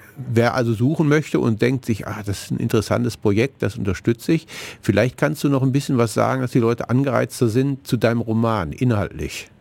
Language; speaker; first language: German; native; German